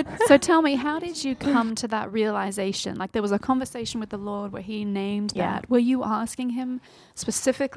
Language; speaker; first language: English; native; English